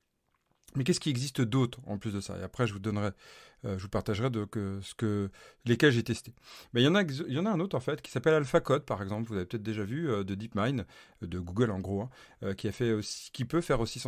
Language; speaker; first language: French; native; French